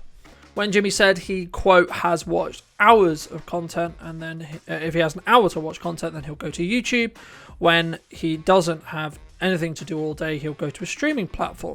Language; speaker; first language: English; native; English